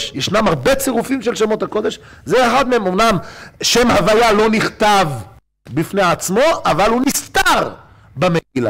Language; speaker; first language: Hebrew; native; Hebrew